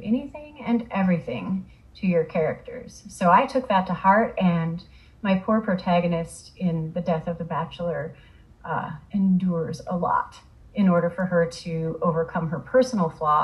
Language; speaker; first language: English; native; English